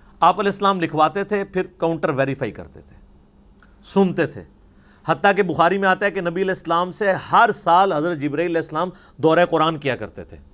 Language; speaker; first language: Urdu; non-native, local second language; Punjabi